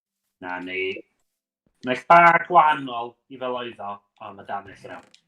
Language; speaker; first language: Welsh; native; Welsh